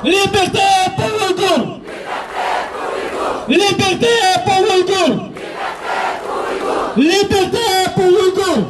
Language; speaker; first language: French; non-native, fluent; Uyghur